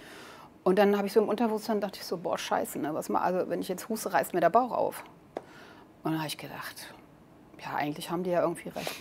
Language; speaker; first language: German; native; German